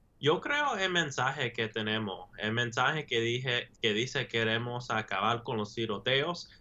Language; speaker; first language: Spanish; early bilingual, heritage; English